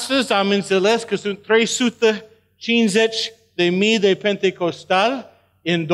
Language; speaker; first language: Romanian; non-native, learner; English